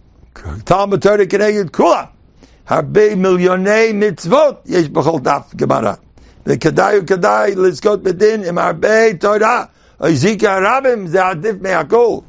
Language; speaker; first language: Hebrew; non-native, fluent; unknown